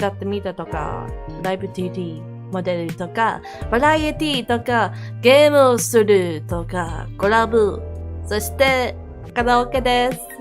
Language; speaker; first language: Japanese; non-native, learner; English